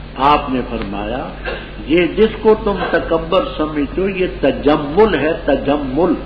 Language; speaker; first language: Urdu; non-native, local second language; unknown